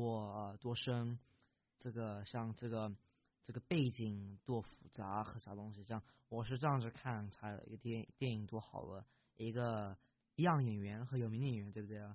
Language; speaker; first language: Chinese; early bilingual, heritage; English